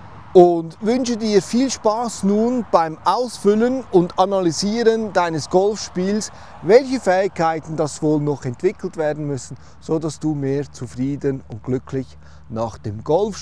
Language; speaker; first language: German; native; German